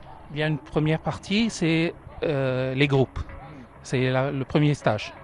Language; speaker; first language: French; non-native, learner; Arabic